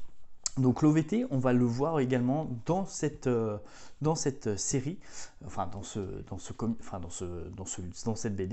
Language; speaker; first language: French; native; French